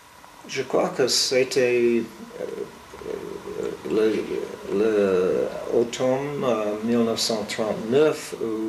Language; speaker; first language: French; non-native, fluent; English